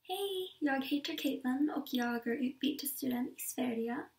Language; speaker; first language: Swedish; non-native, learner; English